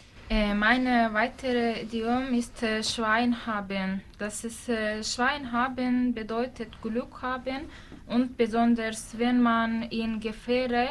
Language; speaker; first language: German; non-native, learner; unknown